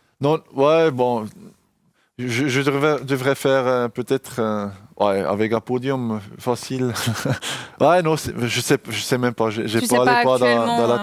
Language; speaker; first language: French; non-native, local second language; German